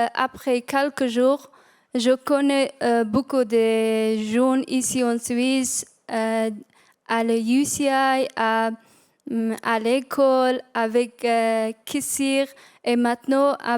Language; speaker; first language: French; non-native, learner; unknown